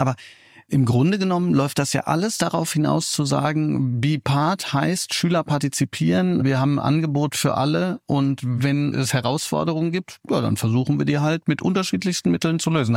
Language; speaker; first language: German; native; German